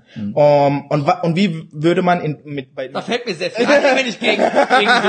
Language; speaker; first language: German; early bilingual, other home language; Urdu